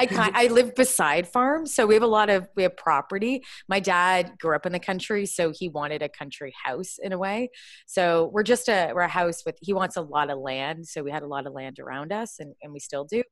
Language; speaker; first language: English; native; English